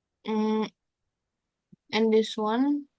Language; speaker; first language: English; non-native, learner; Indonesian